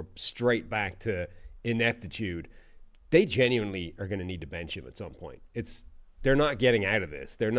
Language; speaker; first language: English; native; English